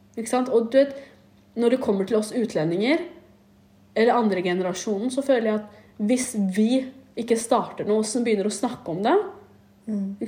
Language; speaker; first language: Norwegian; early bilingual, other home language; Kurdish